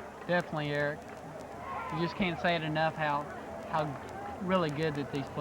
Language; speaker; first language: English; native; English